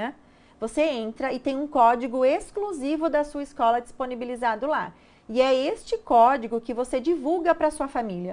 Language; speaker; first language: Portuguese; native; Portuguese